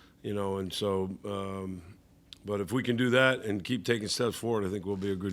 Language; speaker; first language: English; native; English